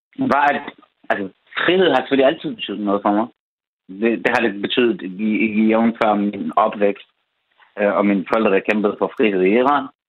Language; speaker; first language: Danish; early bilingual, other home language; Persian